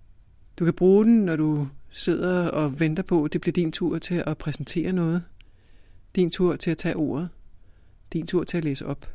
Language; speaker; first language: Danish; native; Danish